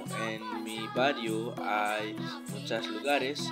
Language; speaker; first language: Spanish; non-native, learner; Nepali